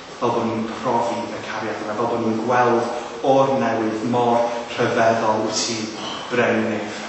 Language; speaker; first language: Welsh; native; Welsh